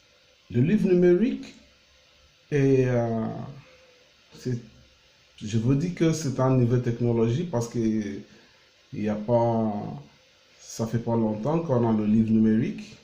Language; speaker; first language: French; non-native, learner; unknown